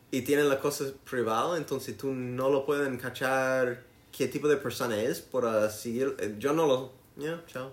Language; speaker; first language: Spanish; non-native, learner; English